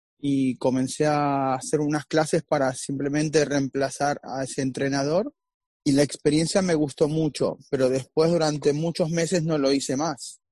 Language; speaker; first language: Spanish; native; Spanish